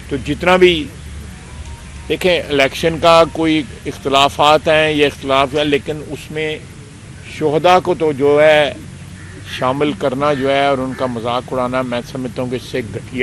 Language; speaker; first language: Urdu; non-native, local second language; Punjabi